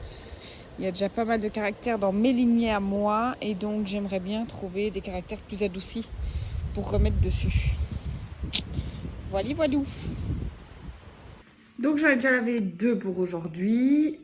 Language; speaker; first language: French; native; French